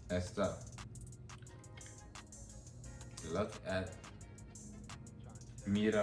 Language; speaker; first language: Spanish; non-native, learner; English